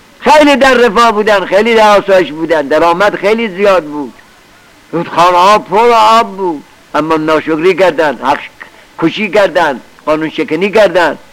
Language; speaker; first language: Persian; native; Persian